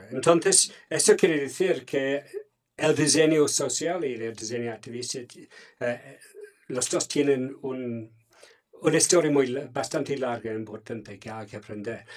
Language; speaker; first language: Spanish; non-native, fluent; English